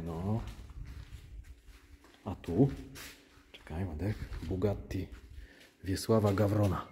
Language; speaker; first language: Polish; native; Polish